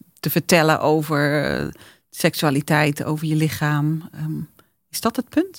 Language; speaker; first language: Dutch; native; Dutch